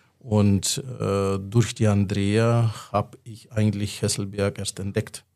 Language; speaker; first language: German; non-native, fluent; Russian